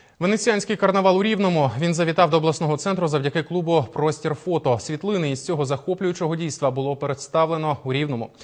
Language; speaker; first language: Ukrainian; native; Ukrainian